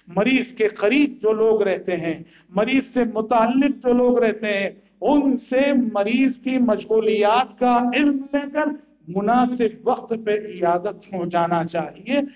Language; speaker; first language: Urdu; native; Urdu